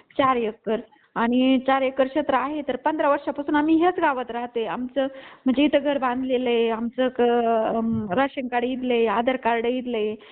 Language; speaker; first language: Marathi; native; Marathi